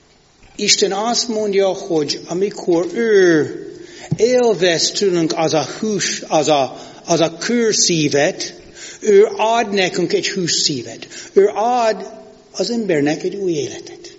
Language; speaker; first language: Hungarian; non-native, fluent; English